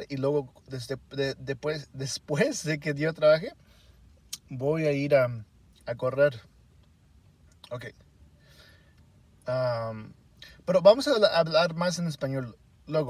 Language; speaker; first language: Spanish; early bilingual, heritage; Spanish